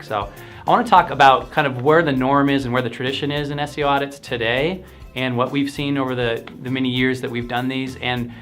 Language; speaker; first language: English; native; English